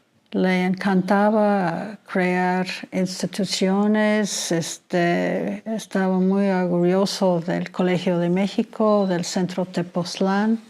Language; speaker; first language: Spanish; non-native, fluent; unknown